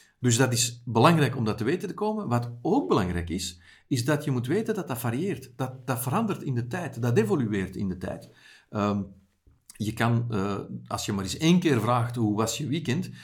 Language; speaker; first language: Dutch; native; Dutch